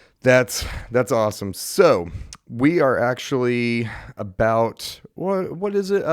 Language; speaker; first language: English; native; English